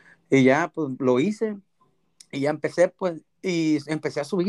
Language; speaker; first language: Spanish; early bilingual, heritage; Spanish